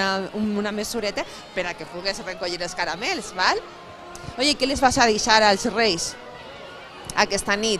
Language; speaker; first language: Catalan; native; Catalan